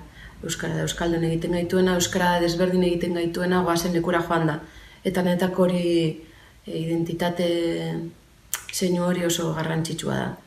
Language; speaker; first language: Basque; native; Basque